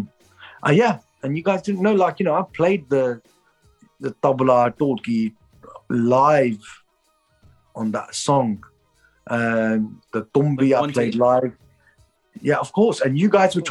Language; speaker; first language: English; native; English